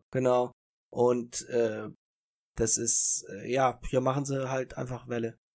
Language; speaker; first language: German; early bilingual, other home language; Italian